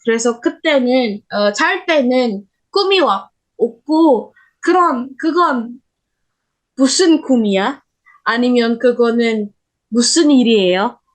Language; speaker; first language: Korean; non-native, learner; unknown